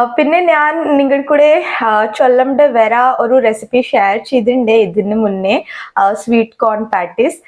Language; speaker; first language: Malayalam; non-native, local second language; Hindi